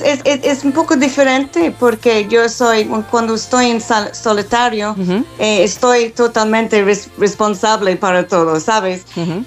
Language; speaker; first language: Spanish; non-native, fluent; English